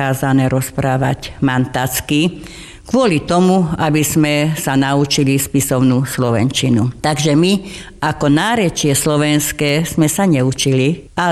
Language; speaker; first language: Slovak; non-native, local second language; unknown